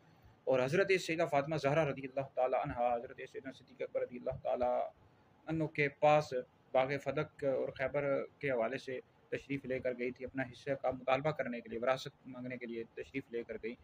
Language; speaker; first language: Urdu; native; Urdu